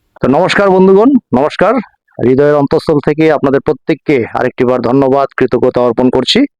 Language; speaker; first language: Bangla; non-native, local second language; Bodo